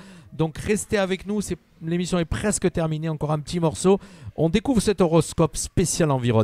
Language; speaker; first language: French; native; French